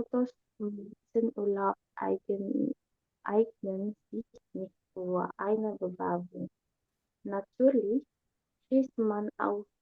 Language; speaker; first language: German; non-native, learner; Indonesian